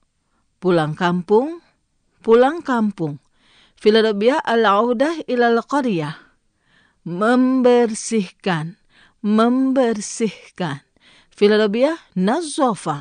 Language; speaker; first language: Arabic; non-native, fluent; Indonesian